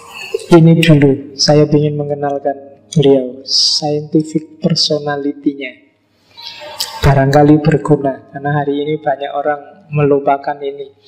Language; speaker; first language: Indonesian; native; Indonesian